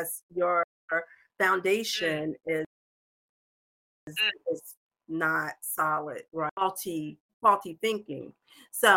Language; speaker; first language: English; native; English